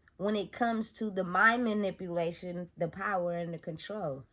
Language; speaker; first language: English; native; English